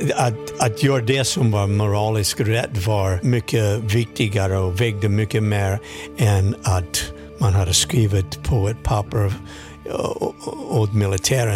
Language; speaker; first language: Swedish; non-native, fluent; English